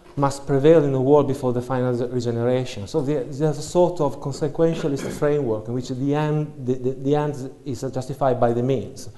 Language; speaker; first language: English; non-native, fluent; Italian